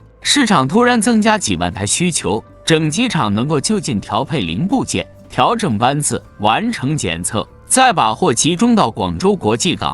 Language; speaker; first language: Chinese; native; Chinese